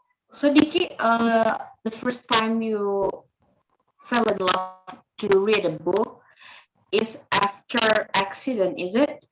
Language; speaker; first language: English; non-native, learner; Indonesian